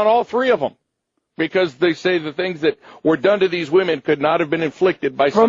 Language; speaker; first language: English; native; English